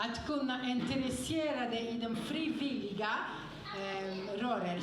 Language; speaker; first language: Swedish; non-native, fluent; French